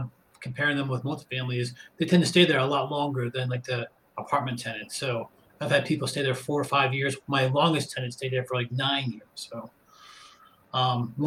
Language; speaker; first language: English; native; English